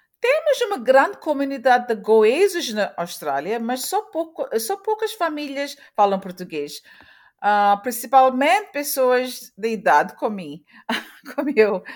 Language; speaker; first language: Portuguese; early bilingual, heritage; Portuguese